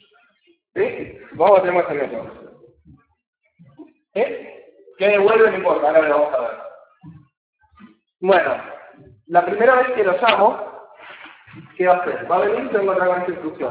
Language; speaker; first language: Spanish; native; Spanish